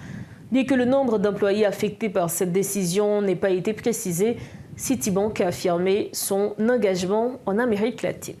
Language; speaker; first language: French; non-native, local second language; Haitian Creole